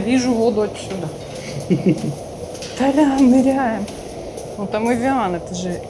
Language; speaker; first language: Russian; native; Russian